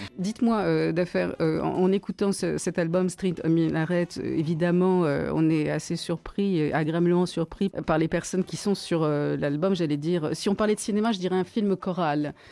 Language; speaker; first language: French; native; French